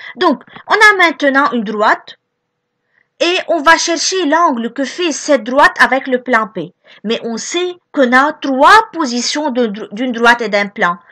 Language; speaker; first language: French; non-native, local second language; Arabic